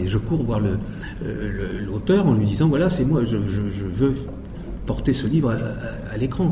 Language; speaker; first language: French; native; French